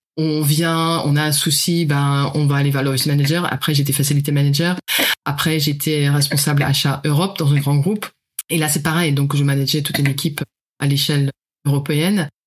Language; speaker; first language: French; non-native, fluent; Dutch